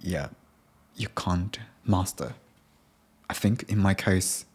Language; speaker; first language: English; non-native, learner; Japanese